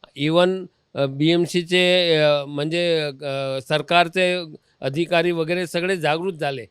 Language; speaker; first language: Marathi; non-native, local second language; Gujarati